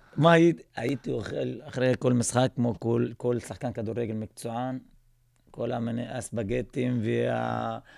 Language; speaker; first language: Hebrew; non-native, local second language; Arabic